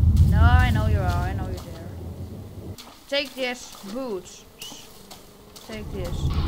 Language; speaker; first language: English; non-native, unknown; Dutch